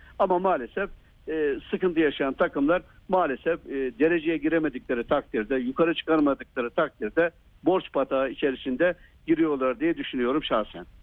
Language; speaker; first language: Turkish; native; Turkish